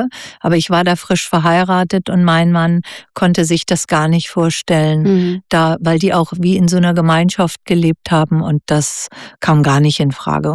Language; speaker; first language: German; native; German